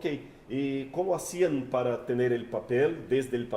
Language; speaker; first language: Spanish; non-native, learner; Portuguese